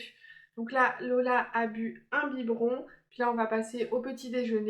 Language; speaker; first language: French; native; French